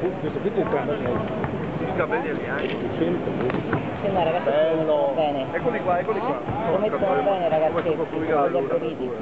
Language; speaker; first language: Italian; non-native, fluent; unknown